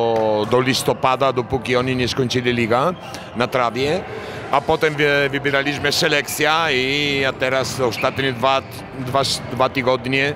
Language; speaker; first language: Polish; non-native, learner; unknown